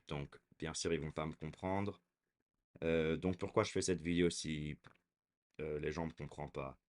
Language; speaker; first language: French; early bilingual, heritage; French